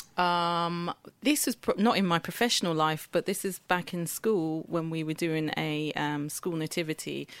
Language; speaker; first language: English; early bilingual, other home language; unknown